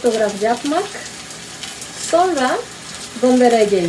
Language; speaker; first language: Turkish; non-native, learner; Spanish